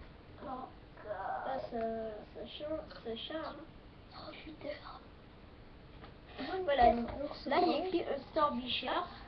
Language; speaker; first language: French; native; French